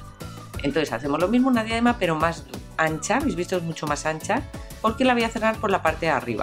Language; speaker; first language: Spanish; native; Spanish